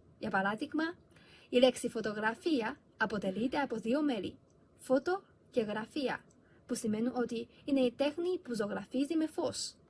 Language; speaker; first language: Greek; non-native, fluent; Chinese